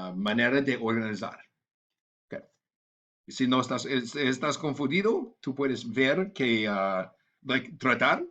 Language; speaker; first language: Spanish; non-native, learner; English